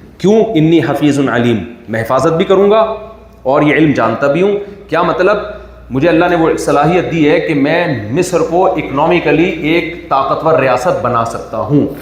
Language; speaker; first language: Urdu; native; Urdu